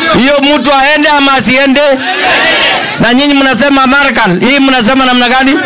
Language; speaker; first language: Swahili; non-native, local second language; Kalenjin